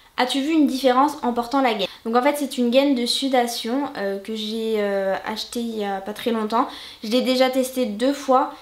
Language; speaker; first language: French; native; French